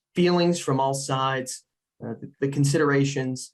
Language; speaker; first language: English; native; English